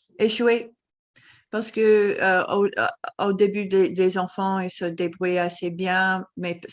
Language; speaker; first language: French; non-native, fluent; English